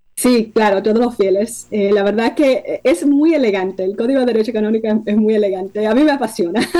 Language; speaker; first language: Spanish; early bilingual, heritage; Spanish